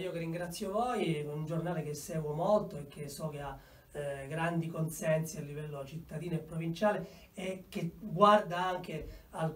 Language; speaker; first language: Italian; native; Italian